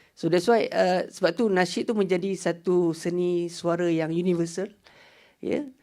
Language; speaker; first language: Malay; native; Malay